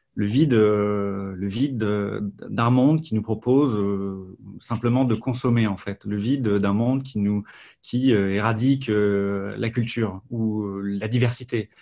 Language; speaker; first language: French; native; French